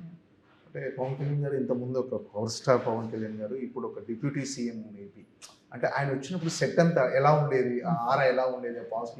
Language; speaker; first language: Telugu; native; Telugu